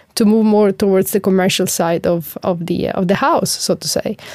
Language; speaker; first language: English; non-native, fluent; Italian